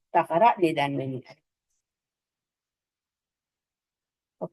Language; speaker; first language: Japanese; non-native, fluent; Filipino